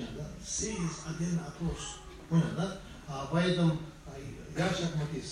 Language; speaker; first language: Russian; non-native, learner; Tibetan